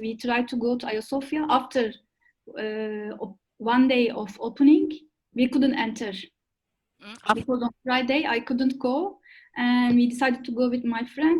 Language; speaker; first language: English; non-native, fluent; Turkish